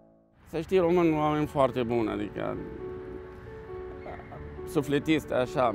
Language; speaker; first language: Romanian; non-native, learner; Arabic